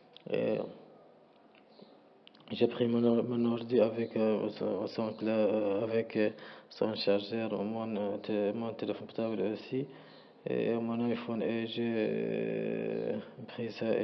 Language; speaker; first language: French; non-native, learner; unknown